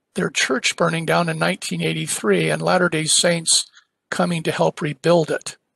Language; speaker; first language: English; native; English